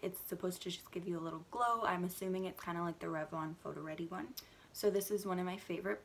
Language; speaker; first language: English; native; English